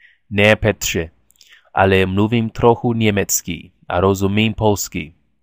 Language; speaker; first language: Czech; non-native, learner; English